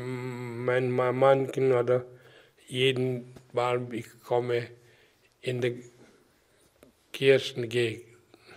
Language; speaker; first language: German; non-native, learner; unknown